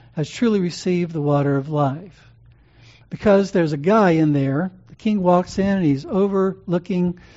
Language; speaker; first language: English; native; English